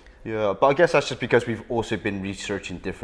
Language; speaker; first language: English; native; English